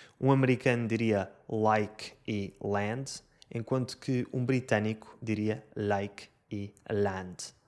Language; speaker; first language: Portuguese; native; Portuguese